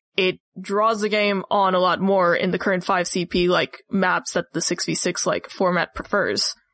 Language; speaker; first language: English; native; English